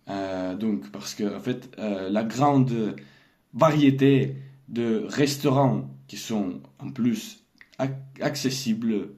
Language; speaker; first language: French; non-native, learner; Russian